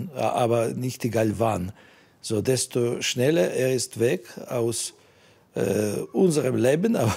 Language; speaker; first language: German; non-native, fluent; Russian